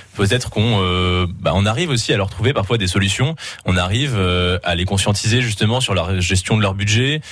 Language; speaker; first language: French; native; French